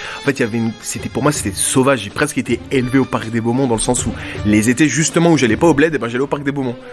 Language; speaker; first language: French; native; French